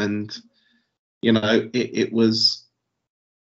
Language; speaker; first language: English; native; English